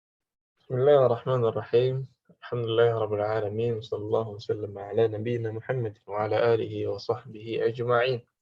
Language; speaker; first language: Arabic; non-native, fluent; Indonesian